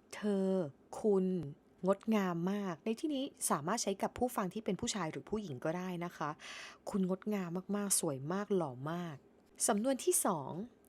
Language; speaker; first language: Thai; native; Thai